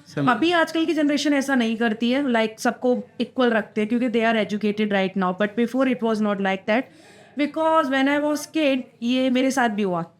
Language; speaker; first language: Hindi; native; Hindi